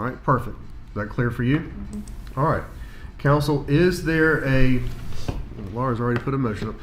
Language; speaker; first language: English; native; English